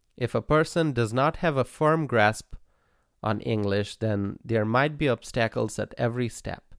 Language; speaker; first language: English; non-native, local second language; Bangla